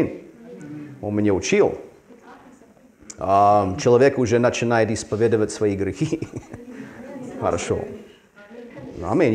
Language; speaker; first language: Russian; non-native, fluent; English